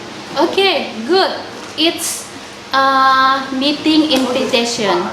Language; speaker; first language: English; non-native, learner; Indonesian